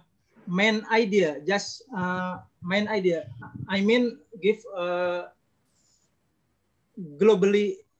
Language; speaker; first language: English; non-native, learner; Indonesian